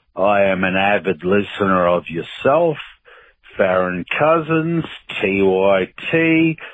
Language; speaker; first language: English; native; English